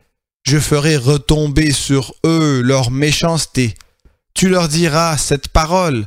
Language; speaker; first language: French; native; French